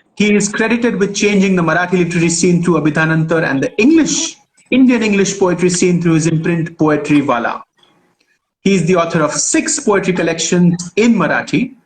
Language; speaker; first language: English; non-native, local second language; Marathi